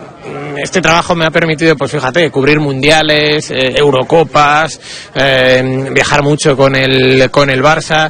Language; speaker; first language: Spanish; native; Spanish